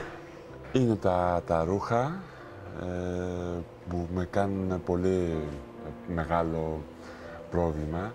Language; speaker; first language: Greek; early bilingual, heritage; Greek